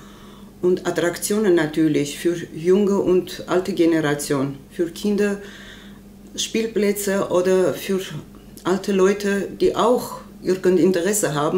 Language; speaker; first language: German; non-native, learner; Armenian